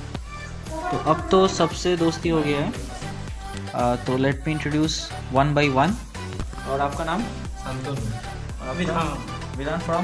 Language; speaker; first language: Hindi; non-native, local second language; Bangla